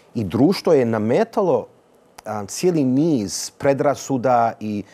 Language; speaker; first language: Serbian; early bilingual, heritage; Serbian